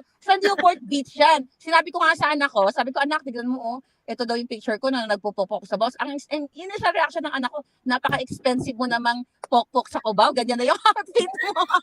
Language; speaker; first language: Filipino; non-native, local second language; Cebuano